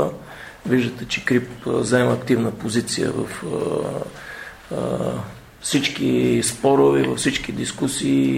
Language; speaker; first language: Bulgarian; native; Bulgarian